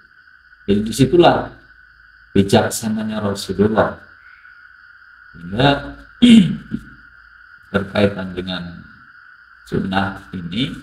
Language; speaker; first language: Indonesian; native; Indonesian